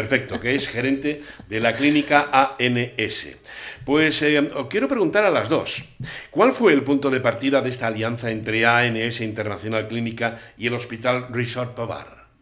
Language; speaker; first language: Spanish; native; Spanish